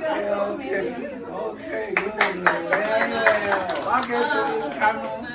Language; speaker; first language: English; non-native, learner; Japanese